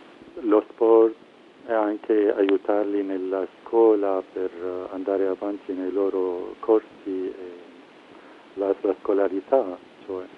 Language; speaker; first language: Italian; non-native, fluent; Arabic